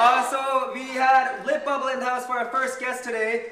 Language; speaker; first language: English; early bilingual, other home language; Korean